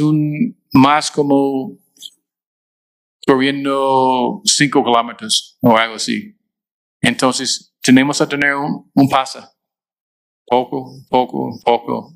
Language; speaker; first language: Spanish; non-native, fluent; English